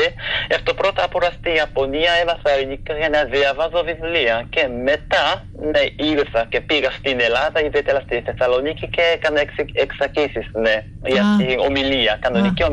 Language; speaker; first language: Greek; non-native, fluent; Japanese